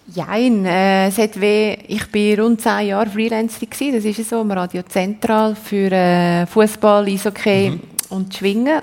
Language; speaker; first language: German; native; German